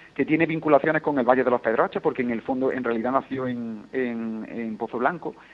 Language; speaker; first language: Spanish; native; Spanish